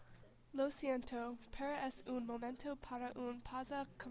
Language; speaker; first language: Spanish; non-native, learner; English